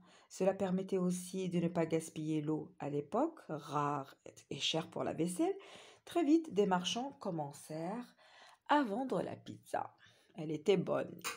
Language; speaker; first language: French; non-native, local second language; Arabic